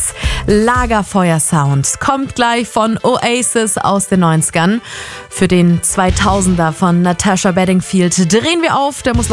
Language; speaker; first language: German; native; German